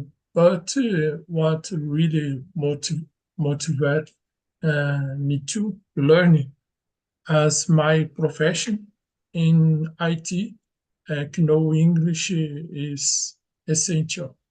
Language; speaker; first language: English; non-native, learner; Portuguese